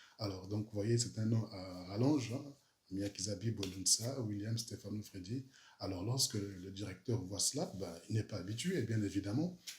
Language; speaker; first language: French; early bilingual, other home language; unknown